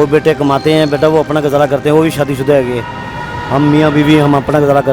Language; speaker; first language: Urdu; non-native, local second language; Punjabi